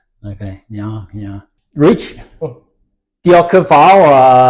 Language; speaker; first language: Welsh; non-native, learner; English